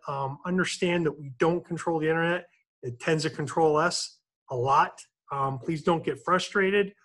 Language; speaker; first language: English; native; English